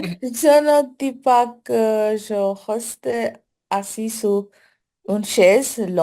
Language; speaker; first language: French; non-native, learner; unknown